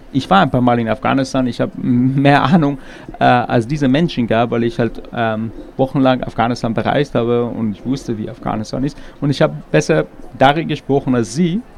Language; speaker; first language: German; non-native, fluent; Persian